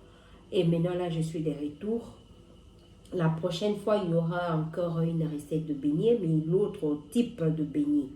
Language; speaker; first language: French; non-native, local second language; Lingala